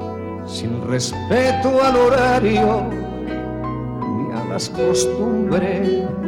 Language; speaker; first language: Spanish; native; Spanish